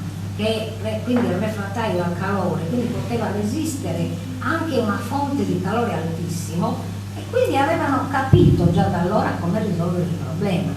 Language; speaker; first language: Italian; native; Italian